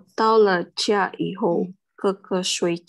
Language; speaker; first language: Chinese; non-native, learner; Indonesian